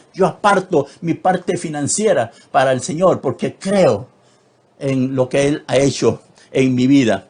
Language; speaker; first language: Spanish; native; Spanish